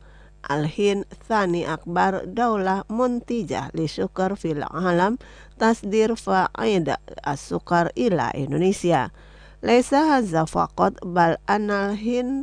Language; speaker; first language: Arabic; non-native, fluent; Indonesian